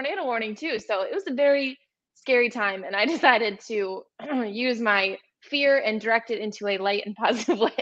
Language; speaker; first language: English; native; English